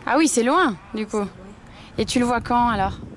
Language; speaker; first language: French; native; French